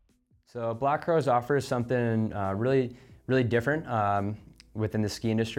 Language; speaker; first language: English; native; English